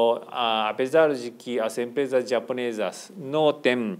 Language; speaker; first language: Portuguese; non-native, fluent; Japanese